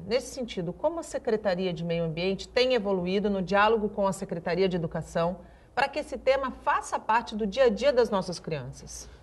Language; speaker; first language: Portuguese; native; Portuguese